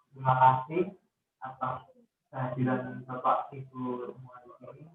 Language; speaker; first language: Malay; non-native, local second language; Javanese